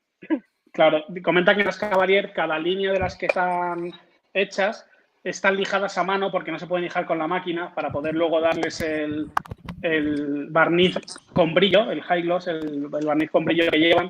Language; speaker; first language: Spanish; native; Spanish